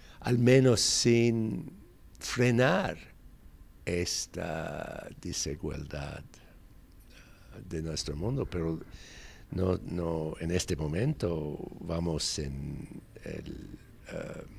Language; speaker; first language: Spanish; non-native, fluent; English